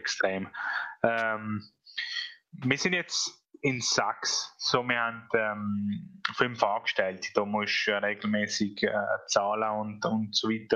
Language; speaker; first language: German; non-native, fluent; Italian